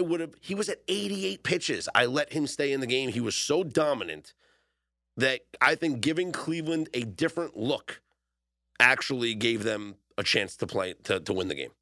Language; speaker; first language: English; native; English